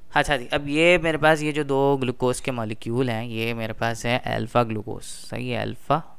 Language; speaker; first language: Urdu; native; Urdu